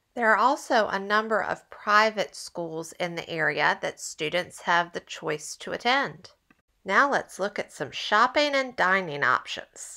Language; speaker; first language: English; native; English